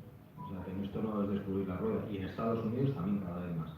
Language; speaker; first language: Spanish; native; Spanish